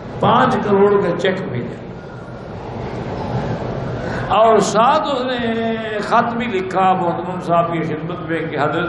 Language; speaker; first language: Urdu; native; Urdu